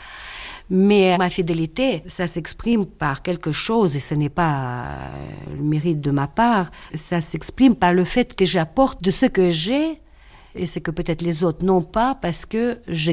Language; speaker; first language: French; non-native, fluent; Russian